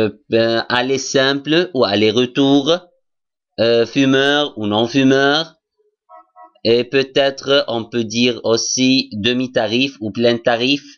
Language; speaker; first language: French; non-native, fluent; Arabic